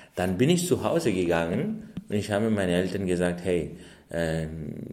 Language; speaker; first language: German; non-native, fluent; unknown